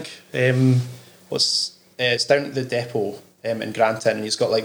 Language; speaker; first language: English; native; English